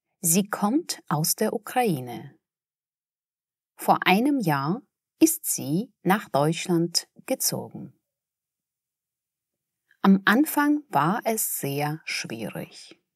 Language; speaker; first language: German; non-native, fluent; Russian